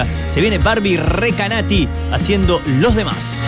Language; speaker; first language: Spanish; native; Spanish